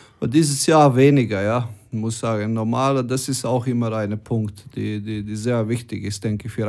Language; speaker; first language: German; non-native, fluent; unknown